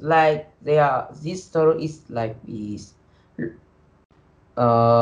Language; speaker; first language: English; non-native, learner; Vietnamese